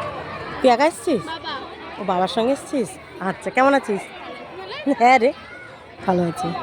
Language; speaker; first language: Bangla; native; Bangla